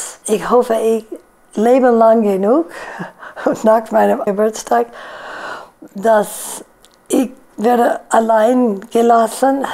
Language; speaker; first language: German; non-native, fluent; English